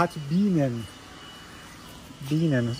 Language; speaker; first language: German; non-native, fluent; Italian